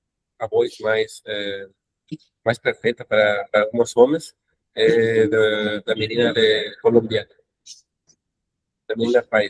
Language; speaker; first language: Portuguese; non-native, learner; Spanish